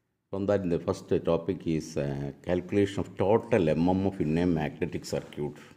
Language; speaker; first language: English; non-native, local second language; Malayalam